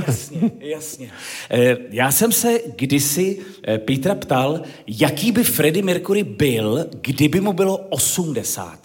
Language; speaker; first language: Czech; native; Czech